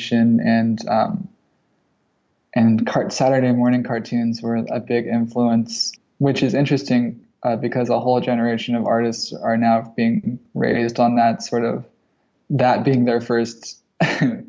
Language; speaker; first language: English; native; English